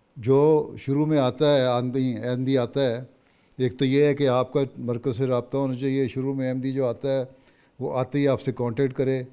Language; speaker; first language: Urdu; native; Urdu